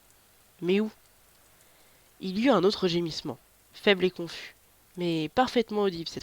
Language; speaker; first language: French; native; French